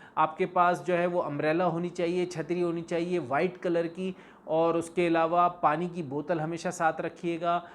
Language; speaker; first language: Urdu; native; Urdu